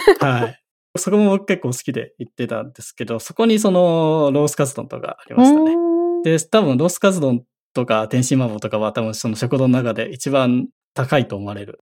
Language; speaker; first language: Japanese; native; Japanese